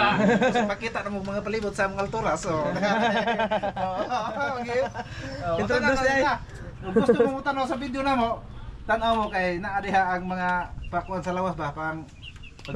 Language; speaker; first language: Filipino; non-native, local second language; Cebuano